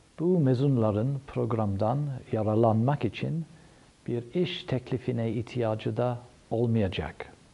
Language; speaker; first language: Turkish; non-native, fluent; English